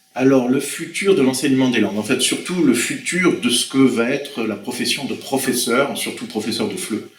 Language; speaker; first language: French; native; French